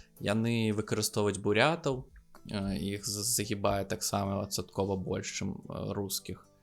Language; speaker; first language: Belarusian; non-native, local second language; Russian